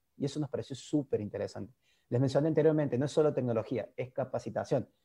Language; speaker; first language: Spanish; native; Spanish